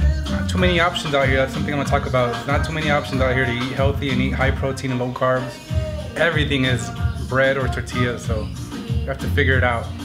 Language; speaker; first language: English; early bilingual, other home language; Spanish